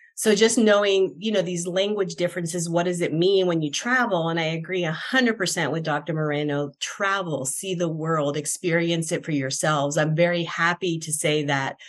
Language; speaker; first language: English; non-native, fluent; Spanish